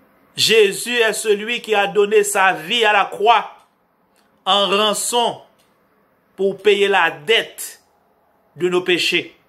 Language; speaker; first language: French; non-native, local second language; Haitian Creole